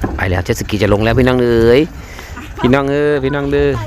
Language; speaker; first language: Thai; native; Thai